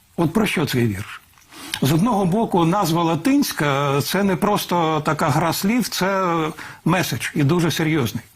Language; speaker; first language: Ukrainian; native; Ukrainian